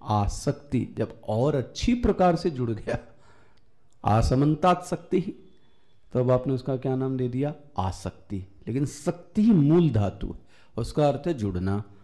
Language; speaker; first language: Hindi; native; Hindi